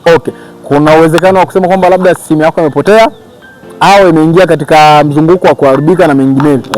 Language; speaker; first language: Swahili; native; Swahili